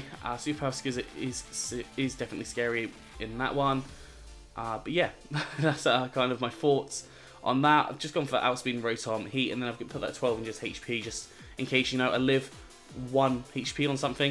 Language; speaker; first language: English; native; English